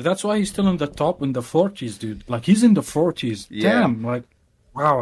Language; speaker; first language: English; non-native, fluent; Arabic